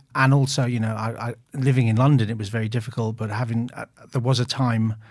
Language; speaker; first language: English; native; English